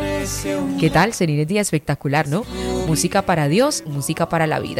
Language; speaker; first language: Spanish; native; Spanish